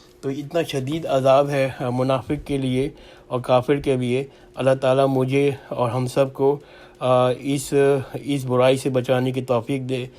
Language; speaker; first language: Urdu; native; Urdu